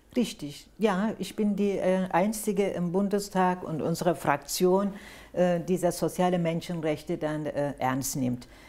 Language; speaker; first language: German; non-native, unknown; Turkish